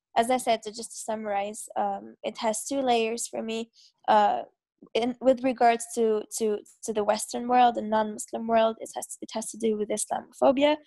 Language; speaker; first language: English; non-native, fluent; Arabic